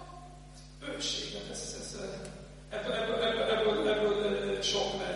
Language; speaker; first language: Hungarian; non-native, fluent; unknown